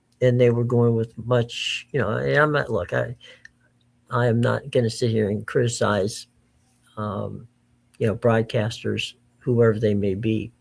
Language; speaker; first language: English; native; English